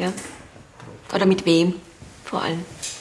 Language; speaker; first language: German; early bilingual, other home language; Italian